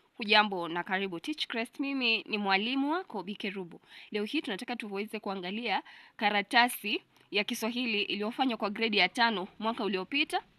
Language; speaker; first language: Swahili; non-native, local second language; Gusii